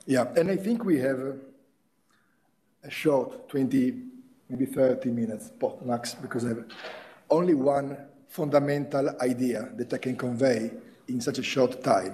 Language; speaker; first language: English; non-native, fluent; Italian